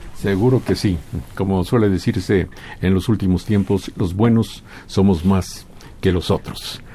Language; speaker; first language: Spanish; native; Spanish